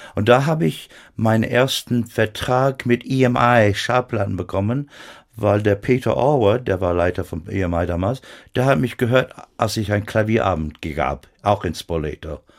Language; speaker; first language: German; non-native, fluent; English